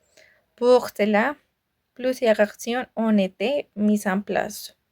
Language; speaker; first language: French; non-native, fluent; Spanish